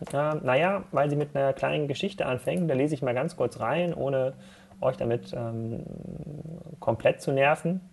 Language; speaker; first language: German; native; German